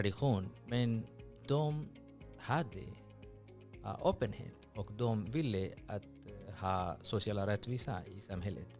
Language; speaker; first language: Swedish; non-native, fluent; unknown